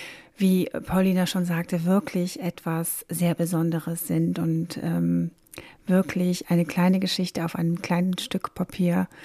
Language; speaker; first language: German; native; German